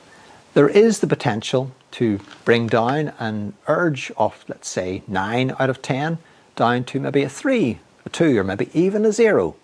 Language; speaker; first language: English; native; English